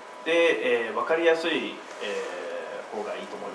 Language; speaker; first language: Japanese; non-native, learner; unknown